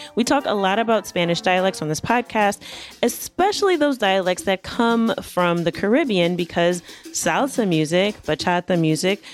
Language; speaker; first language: English; native; English